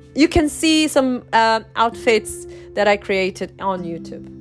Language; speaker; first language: English; non-native, fluent; Portuguese